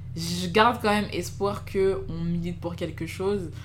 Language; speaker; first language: French; native; French